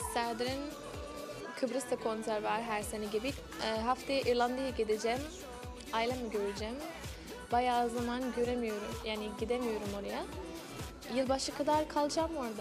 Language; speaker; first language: Turkish; non-native, learner; English